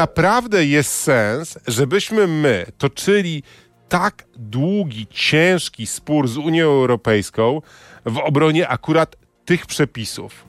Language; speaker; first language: Polish; native; Polish